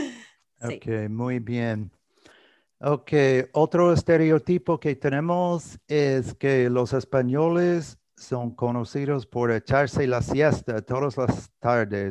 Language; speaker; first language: Spanish; non-native, fluent; English